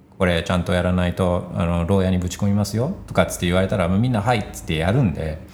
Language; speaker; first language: Japanese; early bilingual, heritage; Japanese